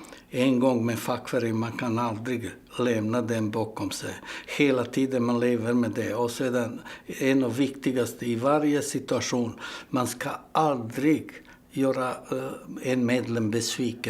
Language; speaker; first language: Swedish; non-native, fluent; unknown